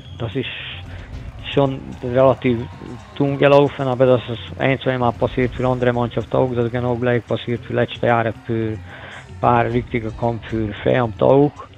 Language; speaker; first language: German; non-native, learner; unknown